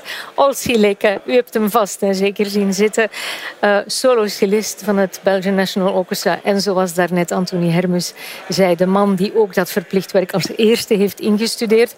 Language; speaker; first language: Dutch; native; Dutch